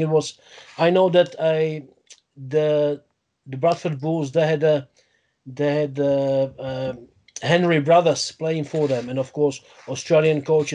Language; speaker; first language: English; non-native, fluent; Czech